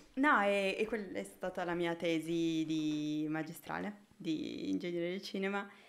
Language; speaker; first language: Italian; native; Italian